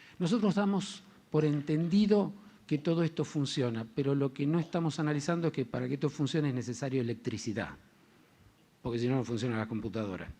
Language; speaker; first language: Spanish; native; Spanish